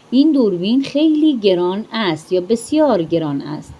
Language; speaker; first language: Persian; non-native, fluent; Urdu